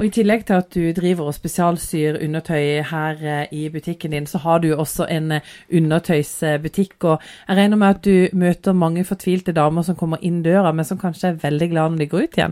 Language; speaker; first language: Norwegian; native; Norwegian